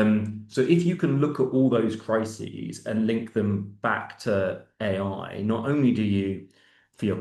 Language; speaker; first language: English; native; English